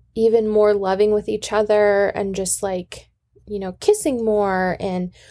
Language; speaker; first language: English; native; English